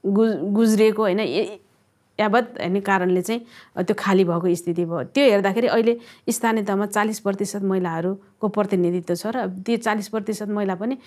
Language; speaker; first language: Nepali; native; Nepali